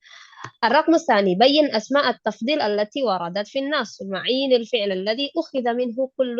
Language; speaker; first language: Arabic; non-native, fluent; Indonesian